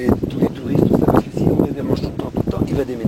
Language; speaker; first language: French; native; French